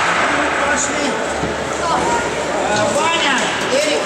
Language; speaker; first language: Russian; native; Russian